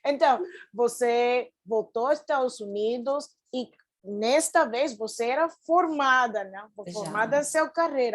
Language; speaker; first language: Portuguese; non-native, fluent; Spanish